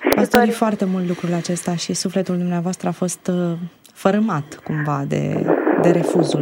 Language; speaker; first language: Romanian; native; Romanian